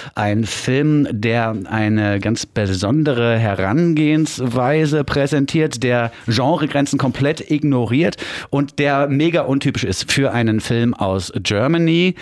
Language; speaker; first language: German; native; German